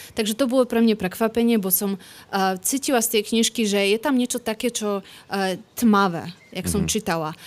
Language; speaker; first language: Slovak; non-native, learner; Polish